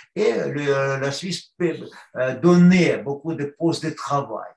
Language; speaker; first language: French; non-native, fluent; Russian